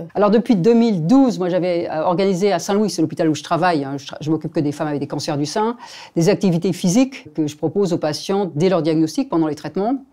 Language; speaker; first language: French; native; French